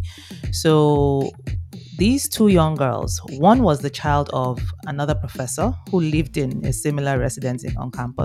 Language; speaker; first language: English; non-native, local second language; Yoruba